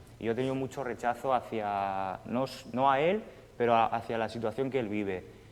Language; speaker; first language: Spanish; early bilingual, other home language; Romanian